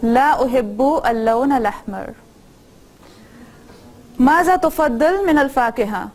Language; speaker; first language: Arabic; non-native, fluent; Urdu